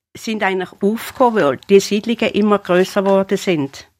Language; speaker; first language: German; native; German